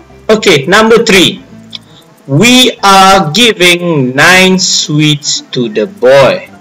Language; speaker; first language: English; non-native, local second language; Malay